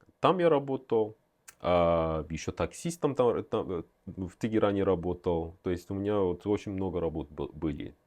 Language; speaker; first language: Russian; non-native, fluent; Persian